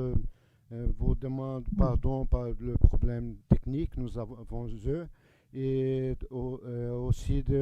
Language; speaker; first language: French; non-native, fluent; Portuguese